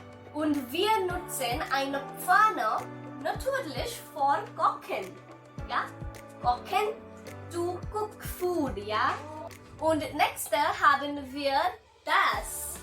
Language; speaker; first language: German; non-native, learner; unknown